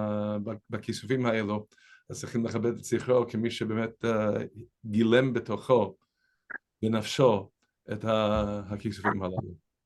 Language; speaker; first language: Hebrew; non-native, fluent; English